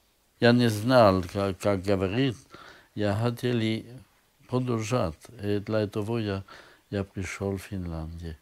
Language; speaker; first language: Russian; non-native, learner; French